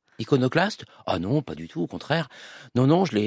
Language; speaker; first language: French; native; French